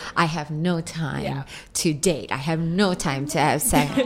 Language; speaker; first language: English; non-native, local second language; Cantonese